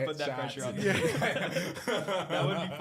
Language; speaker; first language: English; native; English